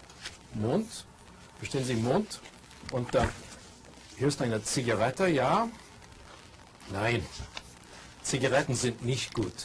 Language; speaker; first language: German; non-native, fluent; English